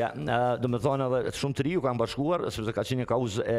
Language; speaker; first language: Albanian; native; Albanian